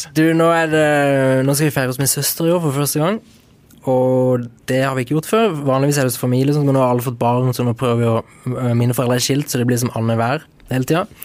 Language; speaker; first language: Norwegian; early bilingual, other home language; Spanish